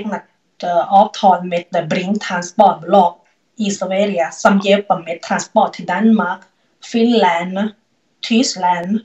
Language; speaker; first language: Swedish; non-native, learner; Thai